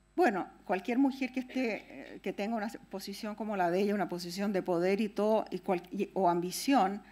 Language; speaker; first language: Spanish; native; Spanish